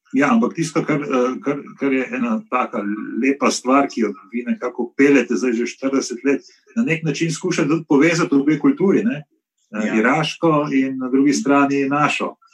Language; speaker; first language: Slovenian; native; Slovenian